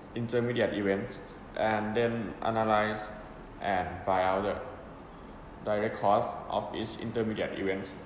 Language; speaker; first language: English; non-native, learner; Thai